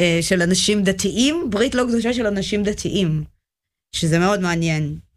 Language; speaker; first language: Hebrew; early bilingual, other home language; Russian